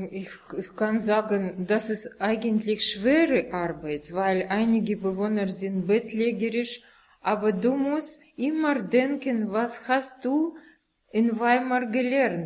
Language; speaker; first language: German; non-native, learner; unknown